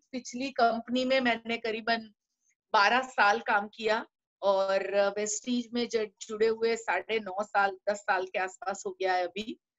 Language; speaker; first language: Hindi; non-native, local second language; Gujarati